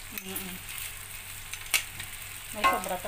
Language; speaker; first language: Filipino; non-native, local second language; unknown